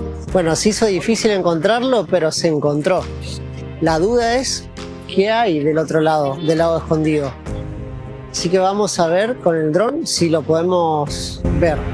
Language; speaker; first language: Spanish; native; Spanish